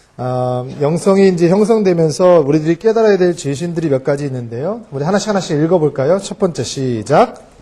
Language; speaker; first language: Korean; early bilingual, heritage; Korean